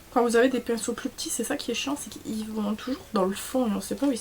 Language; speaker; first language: French; native; French